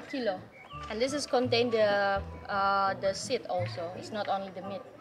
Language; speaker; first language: English; non-native, fluent; Indonesian